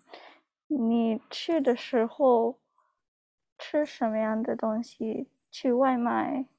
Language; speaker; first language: Chinese; non-native, learner; English